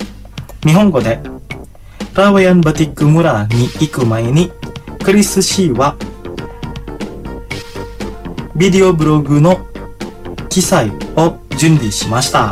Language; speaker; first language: Japanese; non-native, fluent; Indonesian